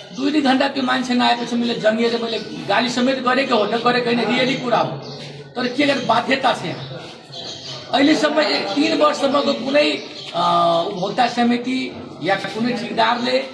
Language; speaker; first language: Nepali; non-native, local second language; Maithili